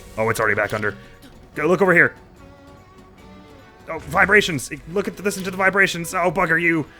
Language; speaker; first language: English; native; English